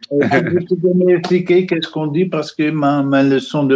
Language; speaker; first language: French; non-native, fluent; Dutch